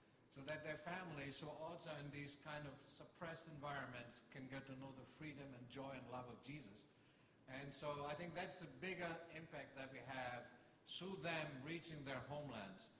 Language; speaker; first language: English; non-native, fluent; German